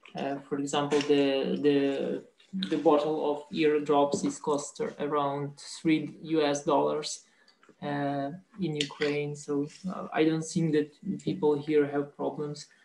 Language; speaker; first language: English; non-native, fluent; Somali